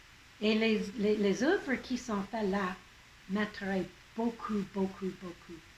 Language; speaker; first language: French; non-native, local second language; English